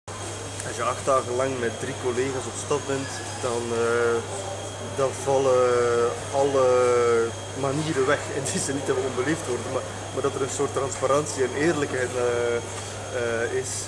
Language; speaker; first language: Dutch; non-native, fluent; French